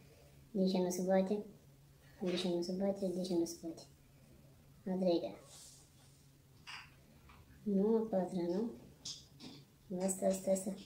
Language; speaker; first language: Romanian; non-native, learner; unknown